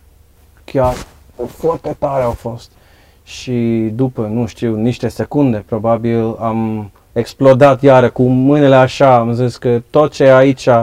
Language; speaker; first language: Romanian; non-native, learner; Dutch